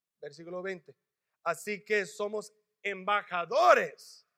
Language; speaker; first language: Spanish; early bilingual, heritage; English